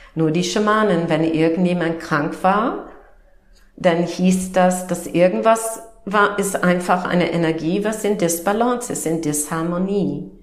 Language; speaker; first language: German; non-native, fluent; English